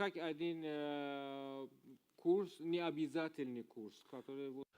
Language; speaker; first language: Russian; non-native, learner; Persian